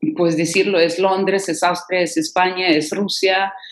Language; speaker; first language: Spanish; non-native, fluent; Ukrainian